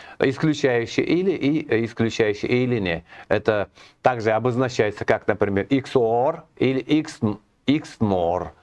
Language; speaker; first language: Russian; non-native, local second language; Kazakh